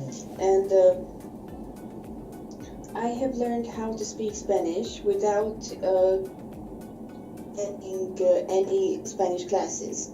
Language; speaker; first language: English; non-native, fluent; Bosnian